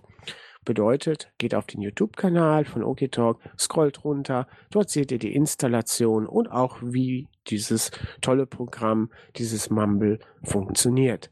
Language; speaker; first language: German; native; German